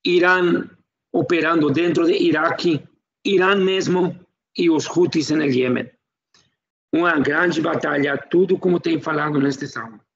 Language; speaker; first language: Portuguese; non-native, fluent; Spanish